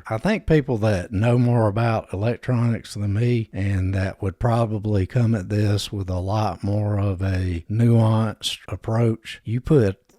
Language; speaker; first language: English; native; English